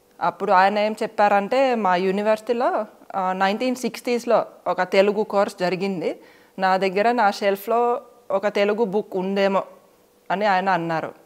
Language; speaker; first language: Telugu; non-native, fluent; Finnish